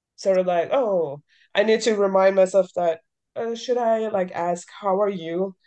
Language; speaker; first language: English; early bilingual, other home language; Norwegian